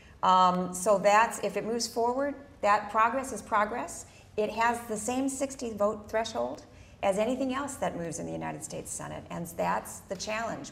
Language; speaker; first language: English; native; English